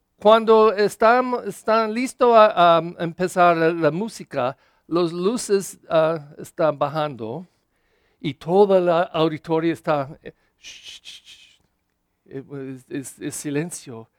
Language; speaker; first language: Spanish; non-native, learner; English